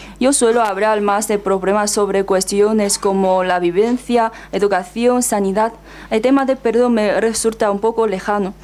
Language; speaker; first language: Spanish; non-native, fluent; Chinese